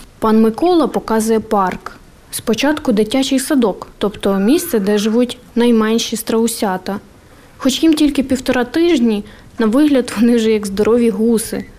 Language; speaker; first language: Ukrainian; native; Ukrainian